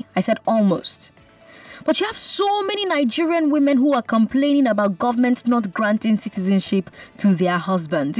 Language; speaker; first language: English; non-native, local second language; Igbo